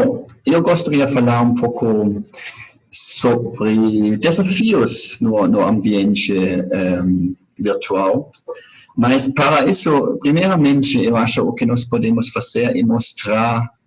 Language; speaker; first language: Portuguese; non-native, fluent; German